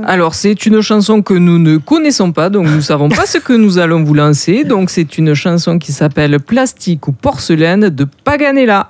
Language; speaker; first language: French; native; French